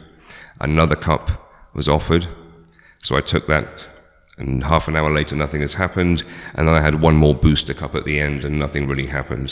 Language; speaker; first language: English; native; English